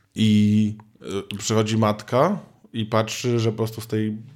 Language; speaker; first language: Polish; native; Polish